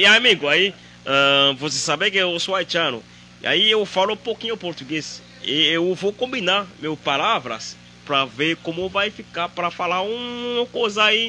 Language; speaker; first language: Portuguese; non-native, learner; Haitian Creole